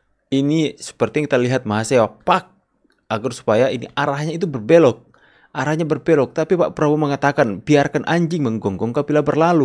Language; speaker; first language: Indonesian; native; Indonesian